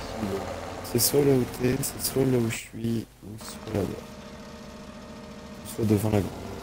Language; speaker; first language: French; native; French